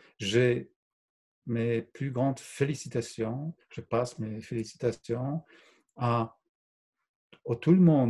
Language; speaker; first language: French; non-native, fluent; Polish